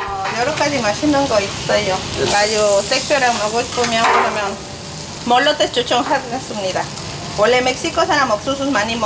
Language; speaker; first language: Korean; non-native, learner; Spanish